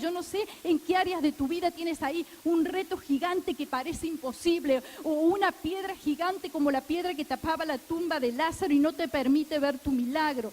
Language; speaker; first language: Spanish; native; Spanish